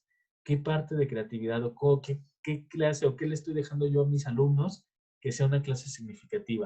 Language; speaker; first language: Spanish; native; Spanish